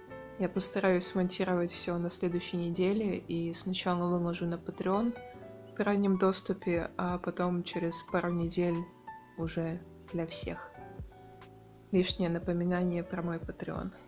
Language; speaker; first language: Russian; native; Russian